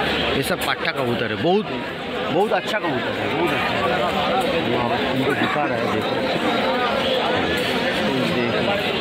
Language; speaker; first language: Hindi; non-native, local second language; Bangla